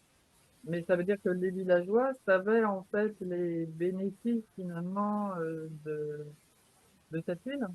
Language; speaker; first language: French; native; French